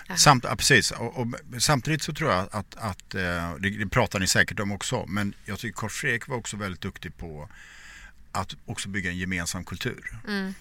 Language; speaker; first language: Swedish; native; Swedish